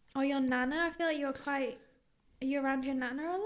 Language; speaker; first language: English; early bilingual, other home language; Greek